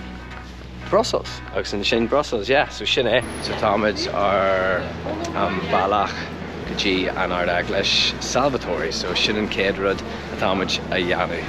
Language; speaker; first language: Irish; non-native, local second language; English